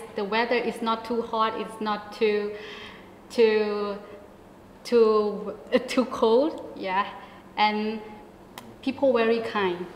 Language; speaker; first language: English; non-native, learner; Thai